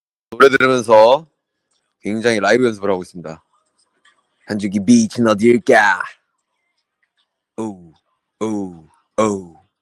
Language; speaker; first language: Korean; native; Korean